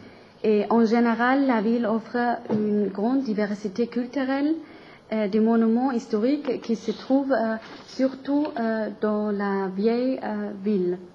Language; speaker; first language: French; non-native, learner; German